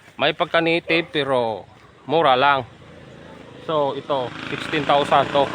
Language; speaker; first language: Filipino; non-native, local second language; Hiligaynon